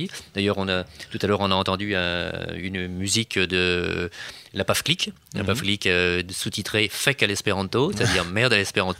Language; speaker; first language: French; native; French